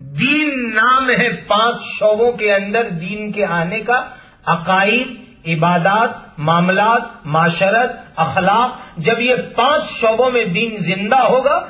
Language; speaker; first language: Urdu; non-native, local second language; Gujarati